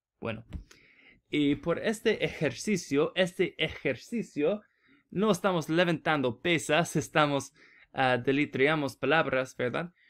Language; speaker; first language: Spanish; non-native, learner; English